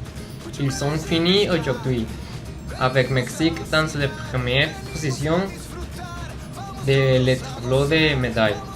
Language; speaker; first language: French; non-native, learner; Spanish